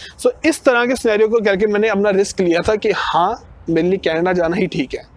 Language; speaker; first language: Hindi; non-native, local second language; Punjabi